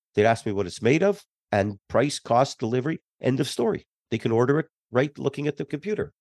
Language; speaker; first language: English; native; English